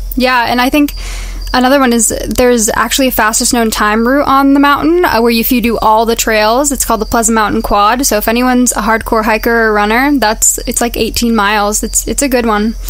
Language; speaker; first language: English; native; English